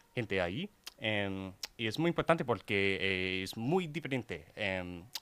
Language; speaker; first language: Spanish; non-native, learner; English